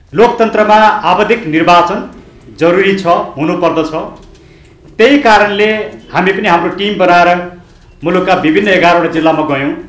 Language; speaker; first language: Nepali; native; Nepali